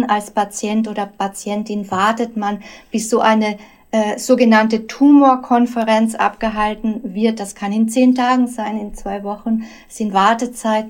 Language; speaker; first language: German; native; German